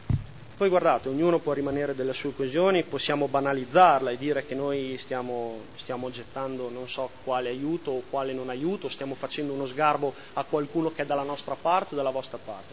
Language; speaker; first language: Italian; native; Italian